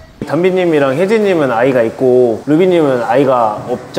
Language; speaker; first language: Korean; native; Korean